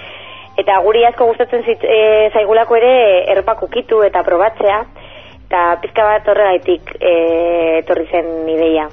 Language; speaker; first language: Basque; non-native, local second language; Spanish